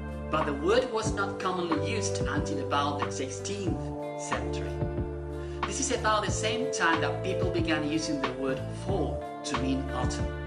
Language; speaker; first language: English; non-native, fluent; Spanish